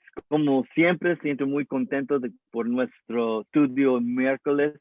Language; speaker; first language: Spanish; early bilingual, heritage; English